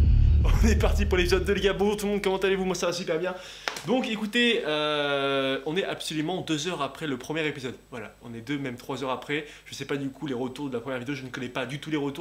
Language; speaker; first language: French; native; French